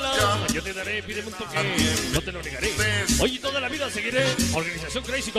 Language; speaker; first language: Spanish; native; Spanish